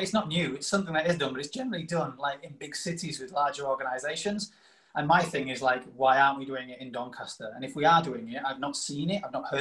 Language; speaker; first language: English; native; English